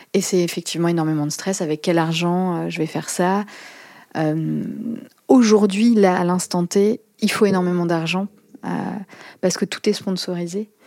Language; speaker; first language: French; native; French